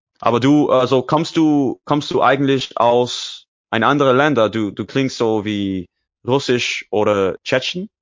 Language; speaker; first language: German; non-native, learner; English